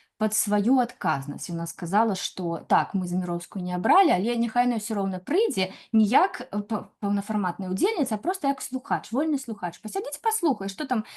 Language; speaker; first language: Belarusian; non-native, local second language; Russian